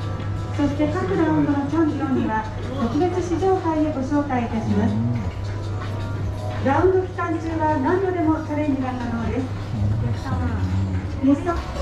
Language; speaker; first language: Japanese; native; Japanese